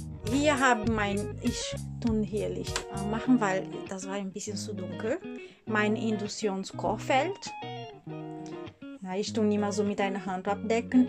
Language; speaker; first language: German; non-native, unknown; Portuguese